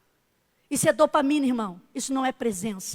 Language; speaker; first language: Portuguese; native; Portuguese